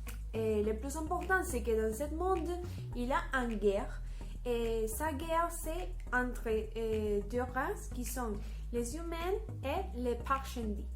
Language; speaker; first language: French; non-native, learner; Spanish